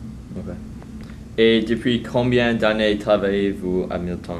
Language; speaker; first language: French; non-native, fluent; English